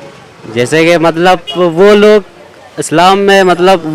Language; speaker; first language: Hindi; non-native, fluent; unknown